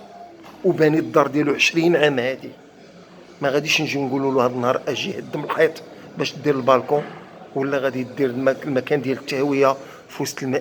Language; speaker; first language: Arabic; native; Arabic